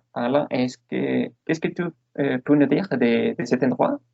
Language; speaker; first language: French; non-native, learner; Spanish